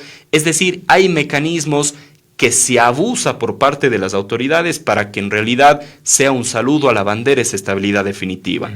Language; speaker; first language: Spanish; native; Spanish